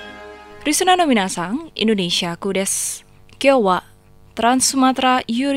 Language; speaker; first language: Japanese; non-native, fluent; Indonesian